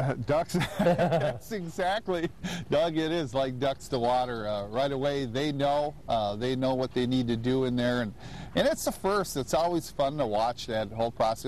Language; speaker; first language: English; native; English